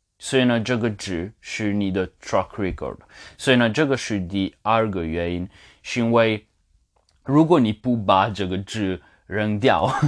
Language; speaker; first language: Chinese; non-native, learner; French